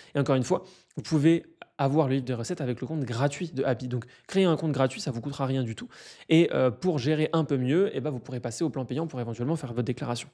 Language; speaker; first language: French; native; French